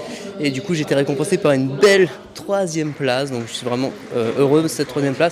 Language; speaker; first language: French; native; French